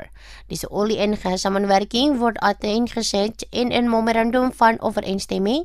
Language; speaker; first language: Dutch; non-native, learner; Indonesian